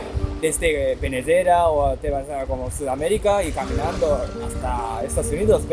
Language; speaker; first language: Spanish; non-native, learner; Japanese